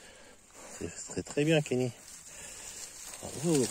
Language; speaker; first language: French; native; French